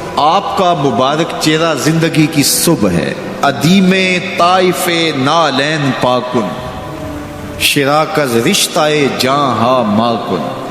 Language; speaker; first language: Urdu; non-native, local second language; Punjabi